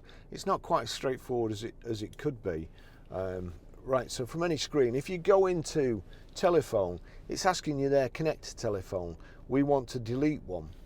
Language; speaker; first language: English; native; English